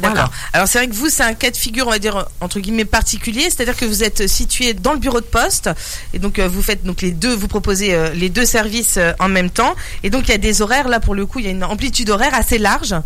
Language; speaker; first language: French; native; French